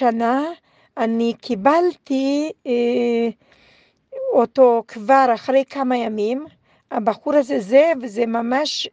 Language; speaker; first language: Hebrew; non-native, fluent; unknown